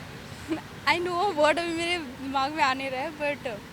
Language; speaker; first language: Hindi; native; Hindi